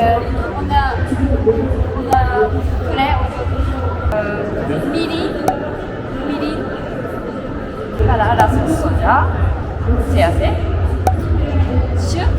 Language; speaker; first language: French; non-native, learner; Japanese